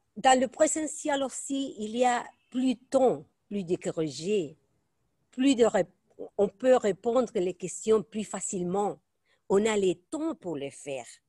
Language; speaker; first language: French; non-native, fluent; Spanish